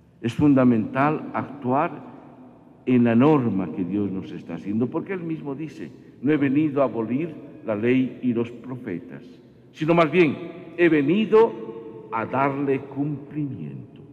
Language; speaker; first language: Spanish; native; Spanish